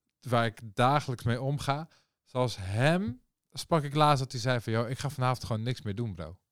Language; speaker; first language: Dutch; early bilingual, other home language; Persian